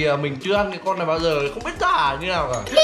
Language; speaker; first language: Vietnamese; native; Vietnamese